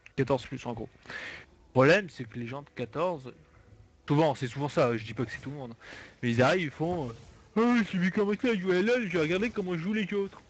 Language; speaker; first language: French; native; French